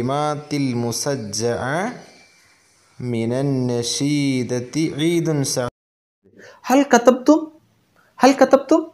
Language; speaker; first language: Arabic; non-native, fluent; Malayalam